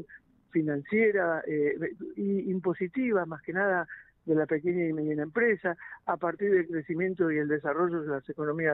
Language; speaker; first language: Spanish; native; Spanish